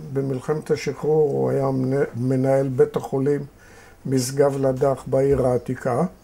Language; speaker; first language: Hebrew; native; Hebrew